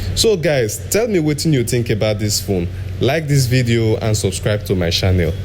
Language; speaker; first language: Nigerian Pidgin; native; Nigerian Pidgin